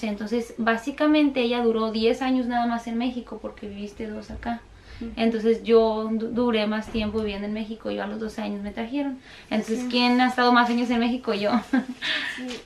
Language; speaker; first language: Spanish; native; Spanish